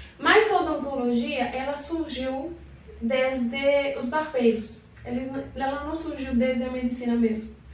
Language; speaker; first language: Portuguese; non-native, fluent; Spanish